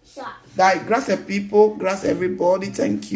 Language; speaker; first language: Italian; non-native, learner; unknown